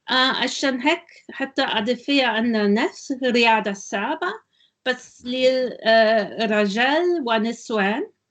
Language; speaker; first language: Arabic; non-native, learner; German